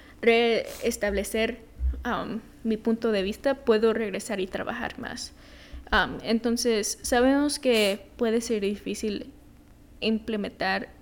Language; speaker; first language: Spanish; early bilingual, heritage; Spanish